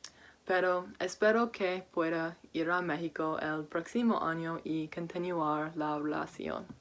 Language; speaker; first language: Spanish; non-native, learner; English